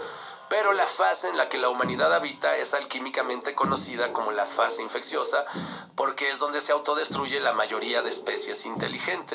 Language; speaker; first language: Spanish; native; Spanish